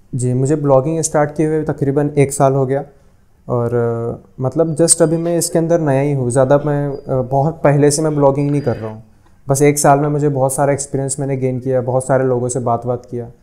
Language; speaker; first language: Hindi; non-native, local second language; Urdu